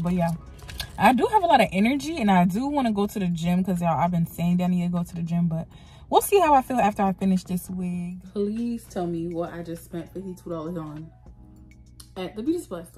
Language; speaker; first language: English; native; English